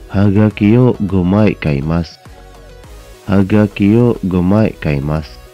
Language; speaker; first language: Japanese; non-native, fluent; Indonesian